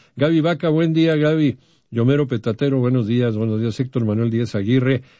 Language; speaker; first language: Spanish; native; Spanish